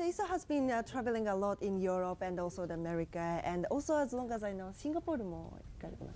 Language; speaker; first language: English; non-native, fluent; Japanese